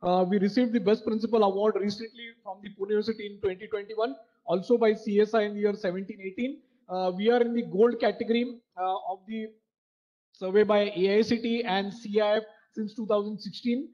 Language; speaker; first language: English; non-native, local second language; Marathi